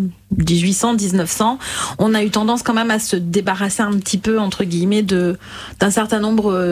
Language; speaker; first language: French; native; French